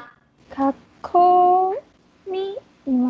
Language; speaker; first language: Japanese; non-native, learner; Chinese